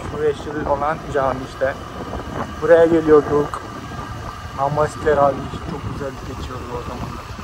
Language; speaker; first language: Turkish; non-native, fluent; Malayalam